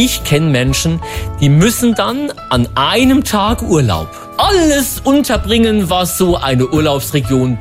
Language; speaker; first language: German; native; German